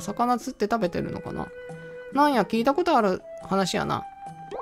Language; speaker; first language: Japanese; native; Japanese